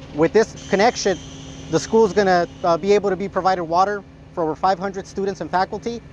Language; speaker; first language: English; early bilingual, other home language; Spanish